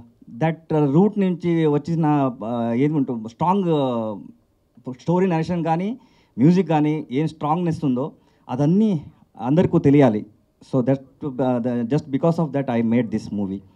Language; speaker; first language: Telugu; non-native, learner; Kannada